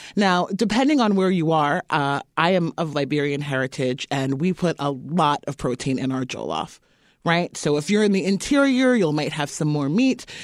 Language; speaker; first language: English; native; English